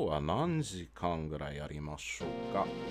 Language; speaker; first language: Japanese; non-native, fluent; English